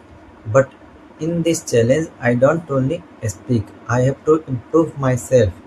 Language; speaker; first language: English; non-native, learner; Hindi